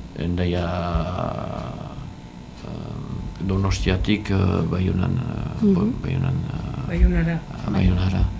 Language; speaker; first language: Basque; non-native, learner; French